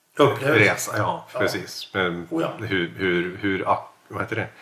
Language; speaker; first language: Swedish; non-native, fluent; Norwegian